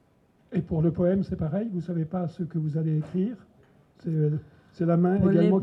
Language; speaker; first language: French; native; French